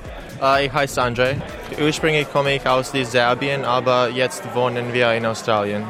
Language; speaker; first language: German; non-native, learner; Serbian